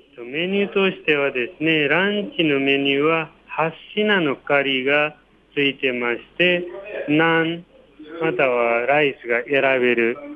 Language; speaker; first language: Japanese; non-native, fluent; Nepali